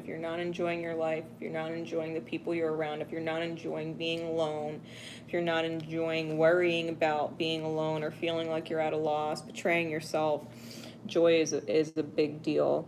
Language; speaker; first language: English; native; English